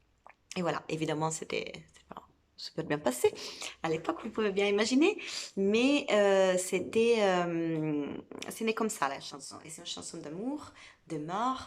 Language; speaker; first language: French; non-native, fluent; Italian